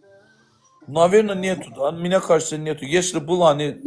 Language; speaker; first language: Russian; non-native, learner; Azerbaijani